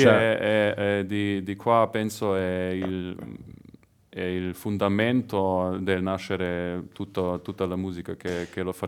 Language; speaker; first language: Italian; non-native, learner; Slovenian